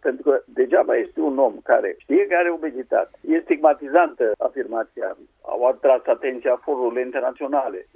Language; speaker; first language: Romanian; native; Romanian